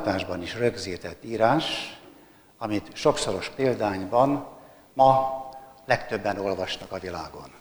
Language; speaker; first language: Hungarian; native; Hungarian